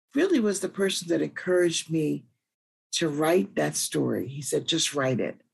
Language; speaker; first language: English; native; English